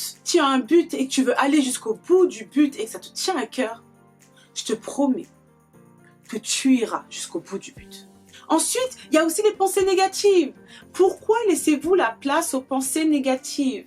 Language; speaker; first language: French; native; French